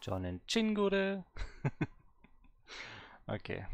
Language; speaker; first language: Korean; non-native, learner; German